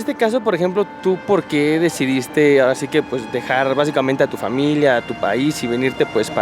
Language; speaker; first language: Spanish; native; Spanish